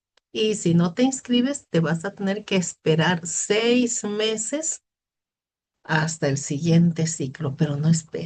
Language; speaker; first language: Spanish; native; Spanish